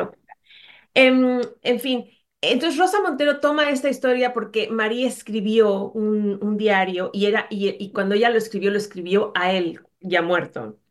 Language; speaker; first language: Spanish; native; Spanish